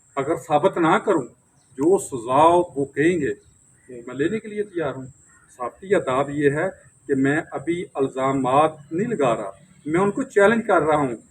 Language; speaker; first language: Urdu; non-native, local second language; Punjabi